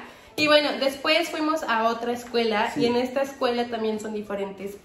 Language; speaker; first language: Spanish; native; Spanish